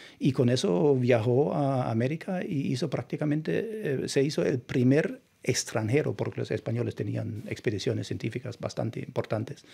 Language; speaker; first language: Spanish; non-native, fluent; German